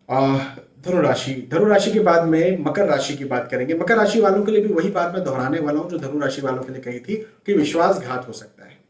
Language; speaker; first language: Hindi; native; Hindi